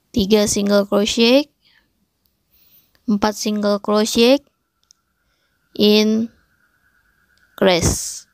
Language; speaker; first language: English; non-native, local second language; Indonesian